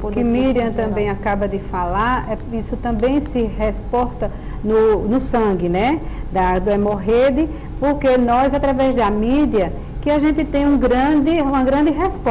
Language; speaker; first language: Portuguese; native; Portuguese